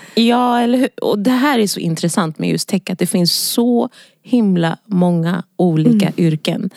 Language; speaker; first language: Swedish; early bilingual, other home language; Wolof